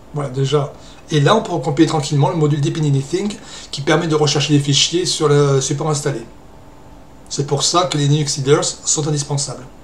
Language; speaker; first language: French; native; French